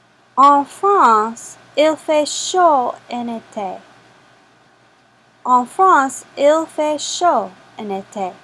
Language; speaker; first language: French; non-native, fluent; English